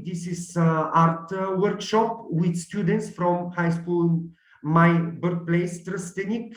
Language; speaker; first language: English; non-native, learner; Bulgarian